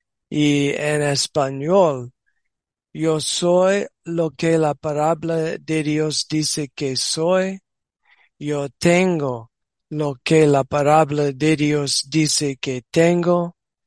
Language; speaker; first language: Spanish; non-native, learner; English